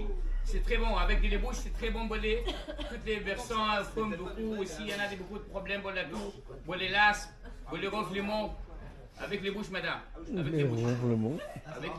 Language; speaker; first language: French; non-native, learner; Arabic